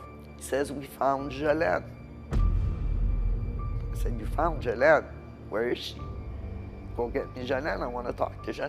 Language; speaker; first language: English; non-native, local second language; French